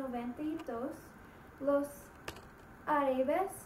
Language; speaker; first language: Spanish; non-native, learner; English